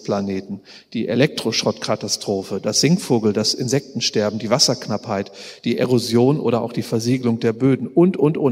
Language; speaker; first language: German; native; German